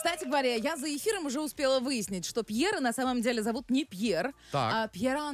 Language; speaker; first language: Russian; native; Russian